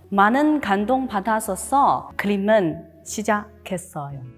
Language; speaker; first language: Korean; non-native, learner; Chinese